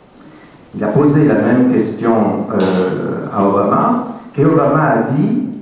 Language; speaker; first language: French; native; French